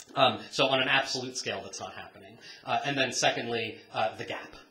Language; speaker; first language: English; native; English